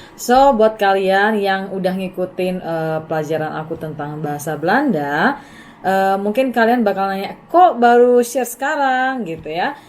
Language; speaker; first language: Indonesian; native; Indonesian